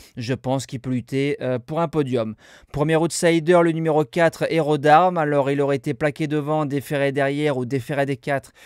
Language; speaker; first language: French; native; French